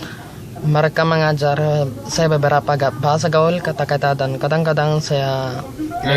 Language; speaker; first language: Indonesian; non-native, learner; Filipino